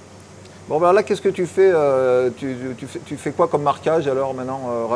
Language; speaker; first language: French; native; French